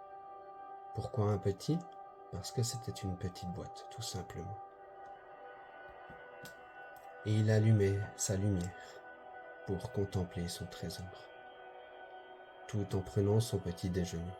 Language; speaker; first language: French; native; French